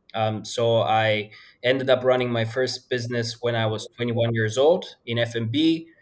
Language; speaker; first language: English; non-native, fluent; Bulgarian